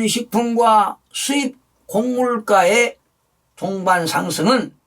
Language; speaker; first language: Korean; native; Korean